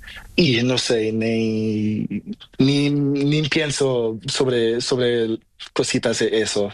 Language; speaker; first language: Spanish; non-native, learner; Portuguese